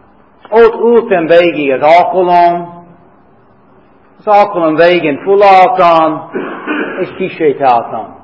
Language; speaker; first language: Hungarian; non-native, fluent; English